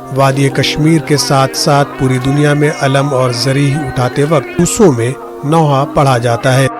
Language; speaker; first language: Urdu; non-native, local second language; Kashmiri